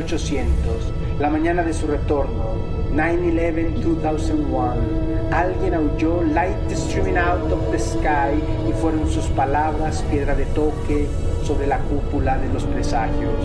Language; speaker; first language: Spanish; native; Spanish